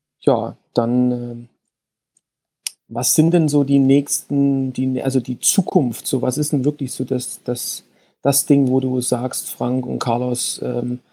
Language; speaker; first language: German; native; German